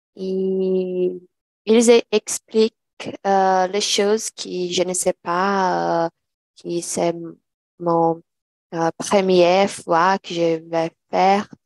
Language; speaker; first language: French; non-native, learner; Portuguese